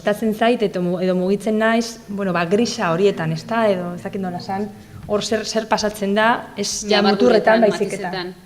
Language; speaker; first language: Basque; non-native, local second language; Spanish